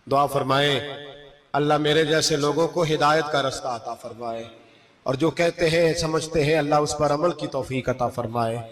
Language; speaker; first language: Urdu; non-native, local second language; Punjabi